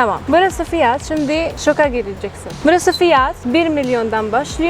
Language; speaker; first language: Turkish; non-native, learner; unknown